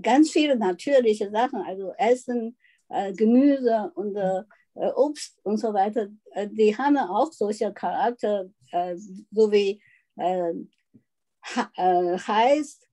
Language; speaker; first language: German; non-native, fluent; Chinese